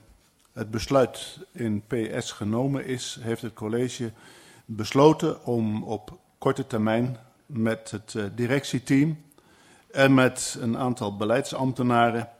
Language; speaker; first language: Dutch; native; Dutch